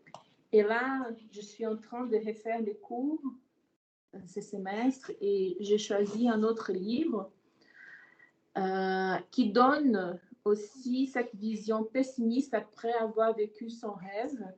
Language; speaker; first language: French; non-native, fluent; Portuguese